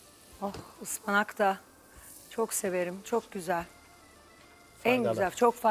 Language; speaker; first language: Turkish; native; Turkish